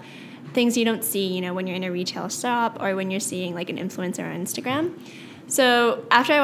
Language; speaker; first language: English; native; English